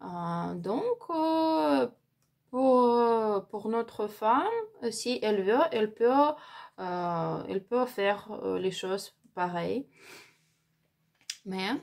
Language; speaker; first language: French; non-native, learner; Ukrainian